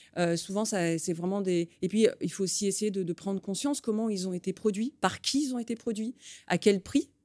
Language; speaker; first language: French; native; French